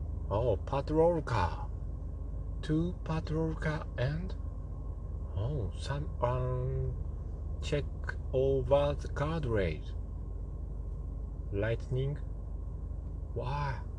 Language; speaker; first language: English; non-native, learner; Japanese